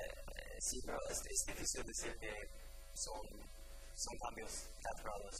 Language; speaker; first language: Spanish; non-native, fluent; English